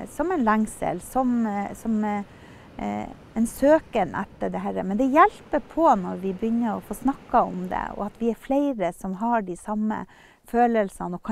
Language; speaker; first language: Norwegian; native; Norwegian